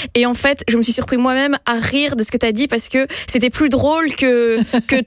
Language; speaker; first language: French; native; French